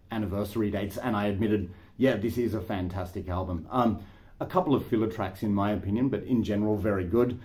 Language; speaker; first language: English; native; English